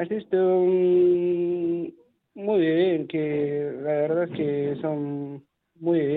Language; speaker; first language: Spanish; non-native, learner; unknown